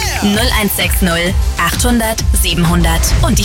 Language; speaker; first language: German; native; German